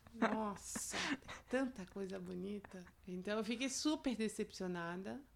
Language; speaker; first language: Portuguese; non-native, fluent; French